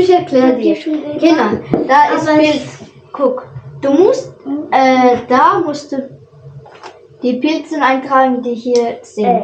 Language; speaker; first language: German; native; German